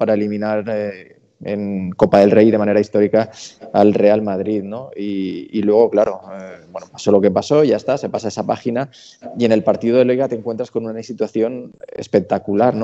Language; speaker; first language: Spanish; native; Spanish